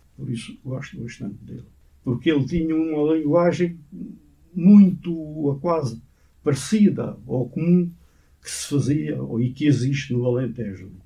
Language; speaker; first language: Portuguese; native; Portuguese